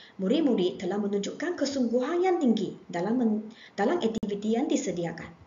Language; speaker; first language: Malay; non-native, local second language; Chinese